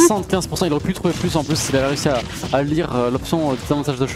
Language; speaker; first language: French; native; French